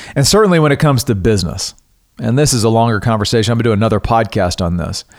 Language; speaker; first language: English; native; English